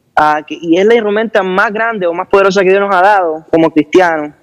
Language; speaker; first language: Spanish; native; Spanish